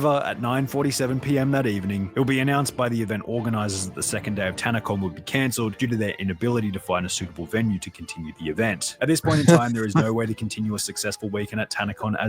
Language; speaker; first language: English; native; English